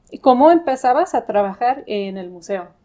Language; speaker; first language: Spanish; non-native, fluent; English